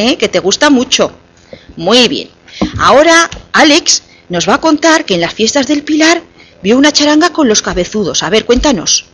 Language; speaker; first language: Spanish; native; Spanish